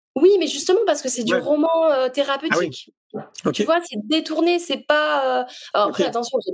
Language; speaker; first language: French; native; French